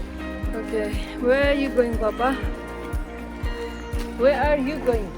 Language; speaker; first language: English; non-native, learner; Tibetan